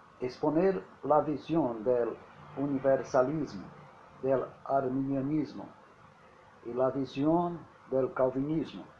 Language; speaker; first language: Spanish; non-native, learner; Portuguese